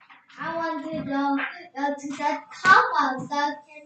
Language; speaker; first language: English; non-native, learner; Korean